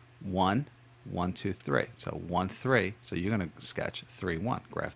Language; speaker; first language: English; native; English